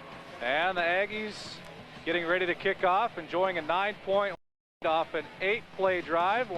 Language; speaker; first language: English; native; English